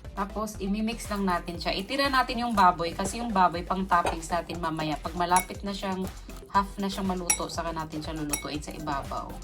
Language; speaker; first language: Filipino; non-native, local second language; Cebuano